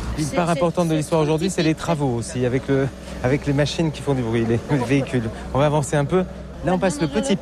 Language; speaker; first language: French; native; French